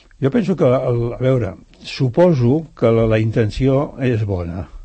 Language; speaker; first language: Catalan; native; Catalan